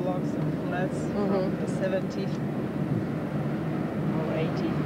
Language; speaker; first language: English; non-native, learner; Polish